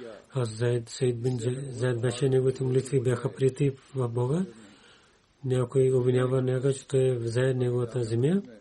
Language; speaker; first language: Bulgarian; non-native, learner; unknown